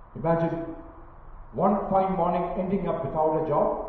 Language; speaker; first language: English; non-native, local second language; Malayalam